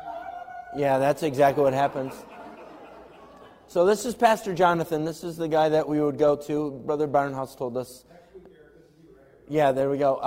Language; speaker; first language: English; native; English